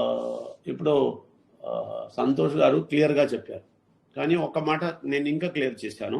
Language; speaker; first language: Telugu; non-native, learner; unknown